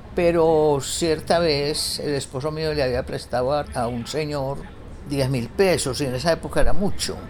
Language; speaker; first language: Spanish; native; Spanish